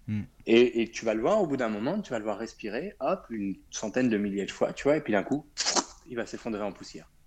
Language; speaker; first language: French; early bilingual, other home language; Arabic